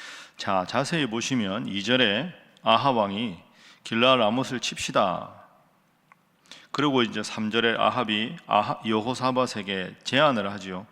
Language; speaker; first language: Korean; native; Korean